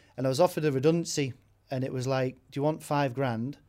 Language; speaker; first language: English; native; English